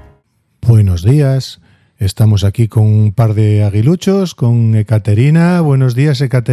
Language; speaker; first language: Spanish; native; Spanish